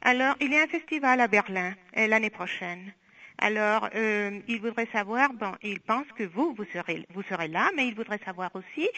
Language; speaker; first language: French; non-native, fluent; Spanish